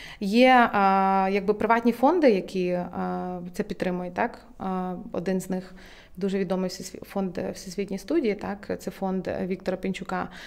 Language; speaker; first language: Ukrainian; native; Ukrainian